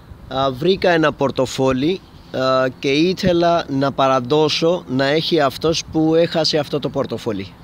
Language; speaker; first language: Greek; non-native, fluent; Urdu